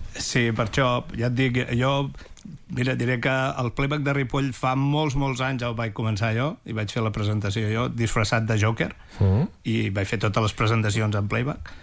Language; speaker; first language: Catalan; native; Catalan